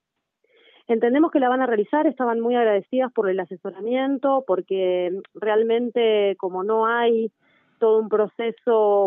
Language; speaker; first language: Spanish; native; Spanish